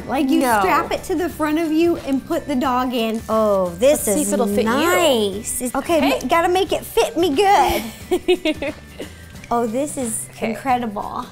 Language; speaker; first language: English; native; English